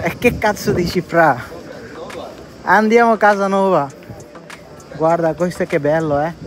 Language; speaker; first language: Italian; non-native, learner; Bangla